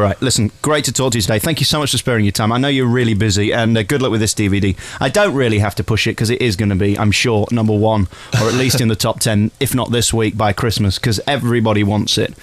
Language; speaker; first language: English; native; English